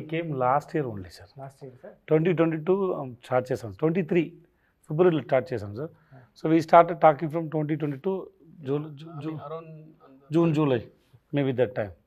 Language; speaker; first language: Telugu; non-native, learner; Tamil